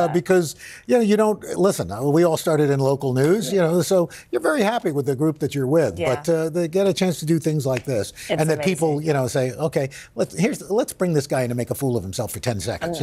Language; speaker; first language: English; native; English